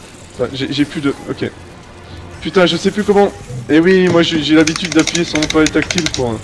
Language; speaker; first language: French; native; French